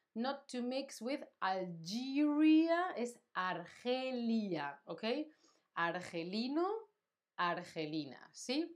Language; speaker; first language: English; non-native, fluent; Spanish